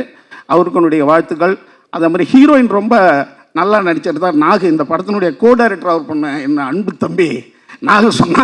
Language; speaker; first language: Tamil; native; Tamil